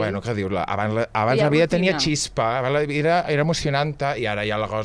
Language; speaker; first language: Catalan; native; Catalan